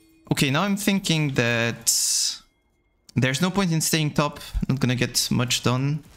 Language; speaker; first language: English; non-native, fluent; French